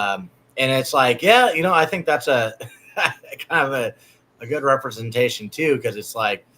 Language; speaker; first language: English; native; English